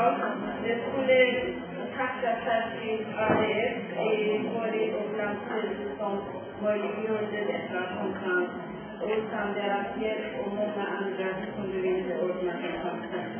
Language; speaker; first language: Swedish; non-native, learner; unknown